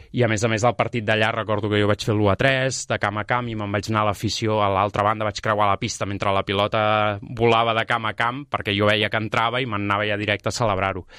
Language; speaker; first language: Catalan; native; Catalan